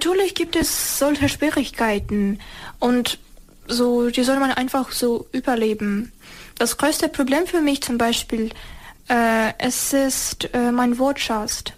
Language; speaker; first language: German; non-native, fluent; Ukrainian